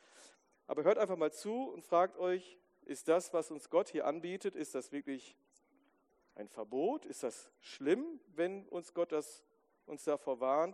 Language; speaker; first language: German; native; German